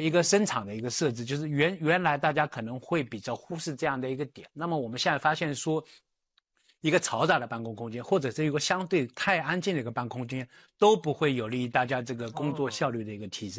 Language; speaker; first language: Chinese; native; Chinese